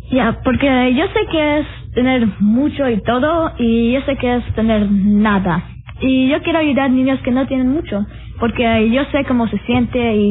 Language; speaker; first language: Spanish; early bilingual, heritage; Spanish